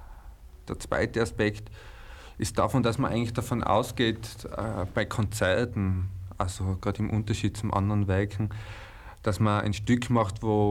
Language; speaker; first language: German; native; German